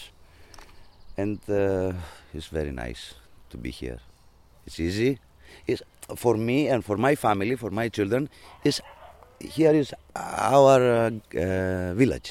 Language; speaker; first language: English; non-native, learner; Greek